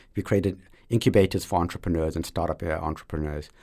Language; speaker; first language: English; native; English